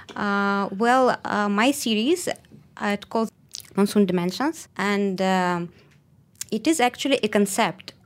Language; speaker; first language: English; non-native, fluent; Russian